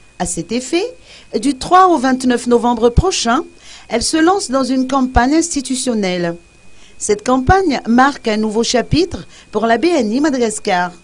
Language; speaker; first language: French; non-native, local second language; Malagasy